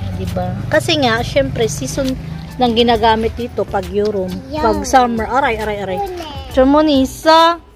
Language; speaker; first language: Filipino; non-native, local second language; Cebuano